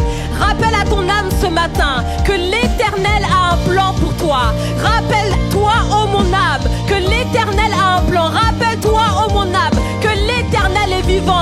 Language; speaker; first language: French; native; French